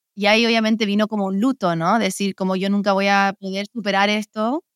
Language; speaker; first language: Spanish; early bilingual, heritage; Spanish